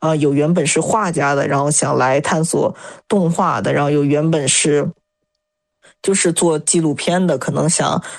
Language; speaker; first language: Chinese; native; Chinese